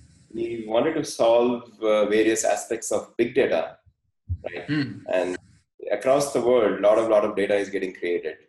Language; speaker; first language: English; non-native, fluent; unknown